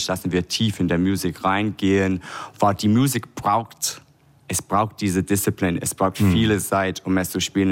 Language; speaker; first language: German; non-native, fluent; English